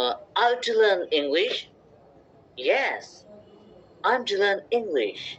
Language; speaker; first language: English; non-native, fluent; Bangla